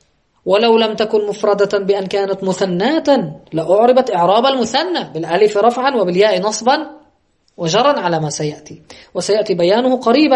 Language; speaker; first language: Arabic; native; Arabic